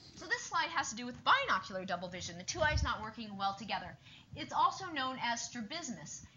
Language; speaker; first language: English; native; English